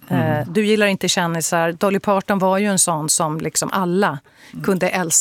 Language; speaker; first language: Swedish; native; Swedish